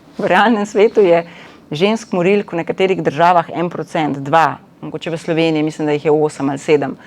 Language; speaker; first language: Slovenian; native; Slovenian